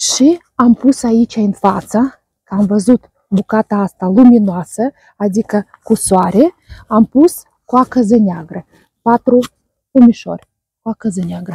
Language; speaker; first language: Romanian; non-native, learner; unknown